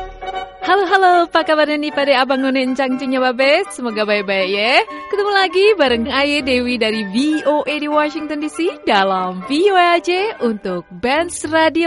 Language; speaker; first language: Indonesian; native; Indonesian